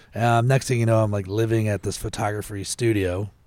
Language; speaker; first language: English; native; English